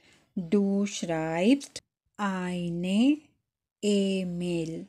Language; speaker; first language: German; non-native, fluent; Urdu